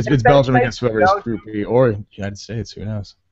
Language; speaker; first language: English; native; English